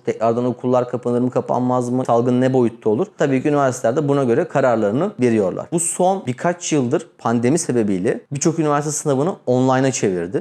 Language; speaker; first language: Turkish; native; Turkish